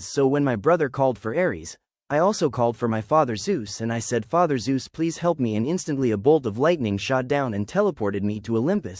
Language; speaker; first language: English; native; English